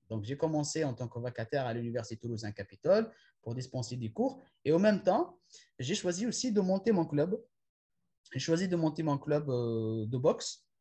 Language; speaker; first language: French; non-native, local second language; Arabic